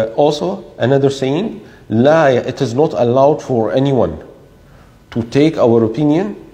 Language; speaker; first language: English; non-native, fluent; Arabic